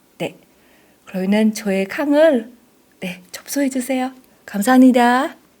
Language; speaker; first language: Korean; non-native, fluent; Indonesian